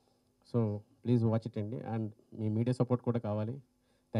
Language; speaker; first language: Telugu; native; Telugu